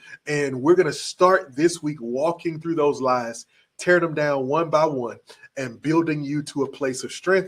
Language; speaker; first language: English; native; English